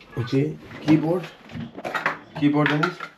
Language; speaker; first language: English; non-native, learner; Macedonian